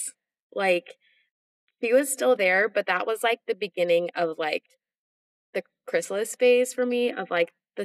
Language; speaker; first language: English; native; English